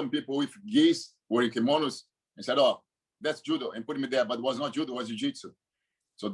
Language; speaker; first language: English; non-native, fluent; Portuguese